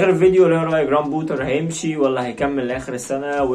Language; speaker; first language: Arabic; native; Arabic